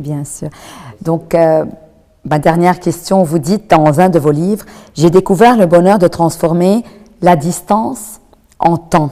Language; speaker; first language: French; non-native, local second language; Arabic